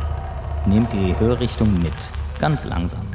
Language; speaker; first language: German; native; German